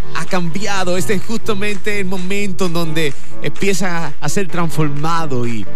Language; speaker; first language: Spanish; native; Spanish